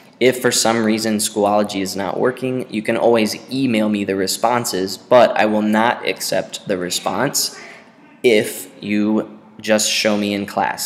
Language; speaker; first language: English; native; English